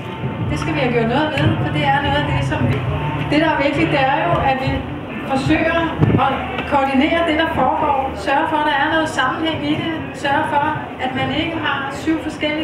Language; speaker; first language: Danish; native; Danish